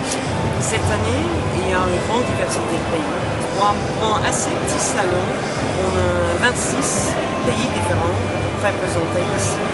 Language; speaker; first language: French; non-native, fluent; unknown